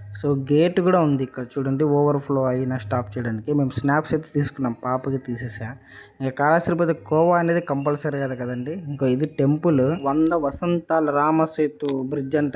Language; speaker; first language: Telugu; non-native, local second language; Urdu